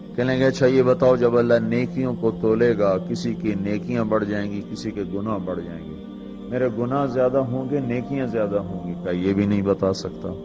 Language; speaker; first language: Urdu; non-native, local second language; Punjabi